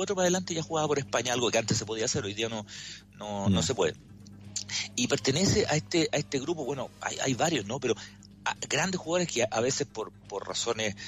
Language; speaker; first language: Spanish; native; Spanish